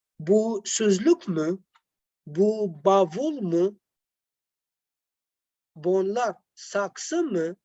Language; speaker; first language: Turkish; non-native, learner; Arabic